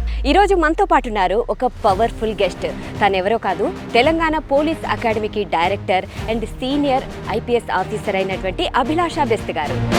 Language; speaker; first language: Telugu; native; Telugu